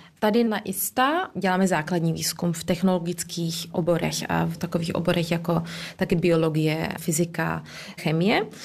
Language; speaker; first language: Czech; early bilingual, heritage; Czech